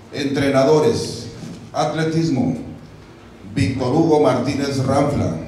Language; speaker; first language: Spanish; native; Spanish